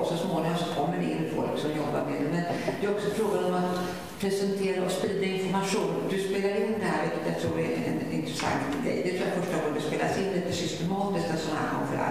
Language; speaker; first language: Swedish; native; Swedish